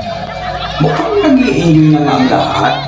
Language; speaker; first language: Filipino; native; Filipino